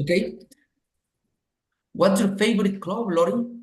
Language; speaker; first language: English; non-native, learner; Spanish